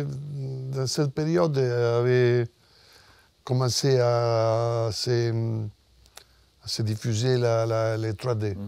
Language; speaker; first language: French; non-native, fluent; Italian